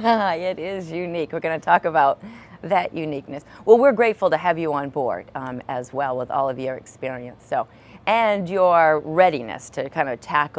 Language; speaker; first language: English; native; English